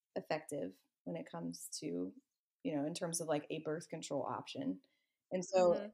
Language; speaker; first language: English; native; English